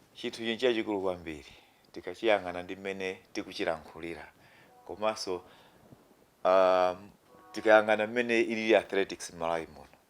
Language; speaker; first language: Nyanja; non-native, local second language; Tumbuka